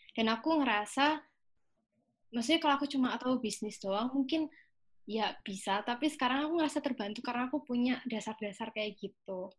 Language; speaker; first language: Indonesian; native; Indonesian